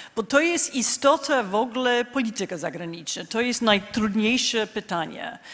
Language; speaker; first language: Polish; non-native, fluent; English